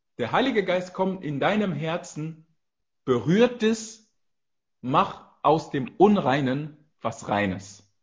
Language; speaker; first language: German; non-native, fluent; French